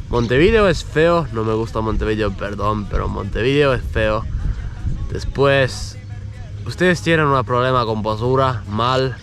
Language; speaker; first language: Spanish; non-native, fluent; Estonian